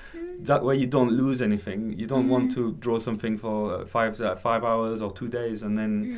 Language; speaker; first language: English; non-native, fluent; French